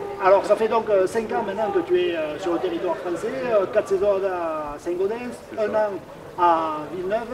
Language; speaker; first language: French; native; French